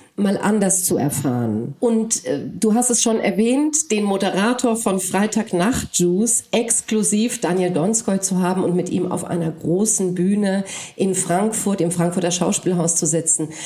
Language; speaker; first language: German; early bilingual, other home language; Polish